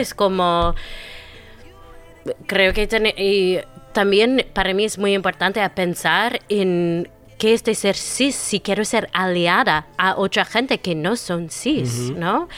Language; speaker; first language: Spanish; non-native, fluent; English